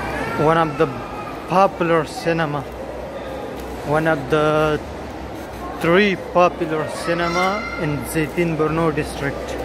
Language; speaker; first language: English; non-native, fluent; Pashto